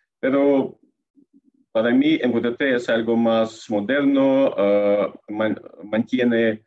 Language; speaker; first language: Spanish; non-native, learner; Russian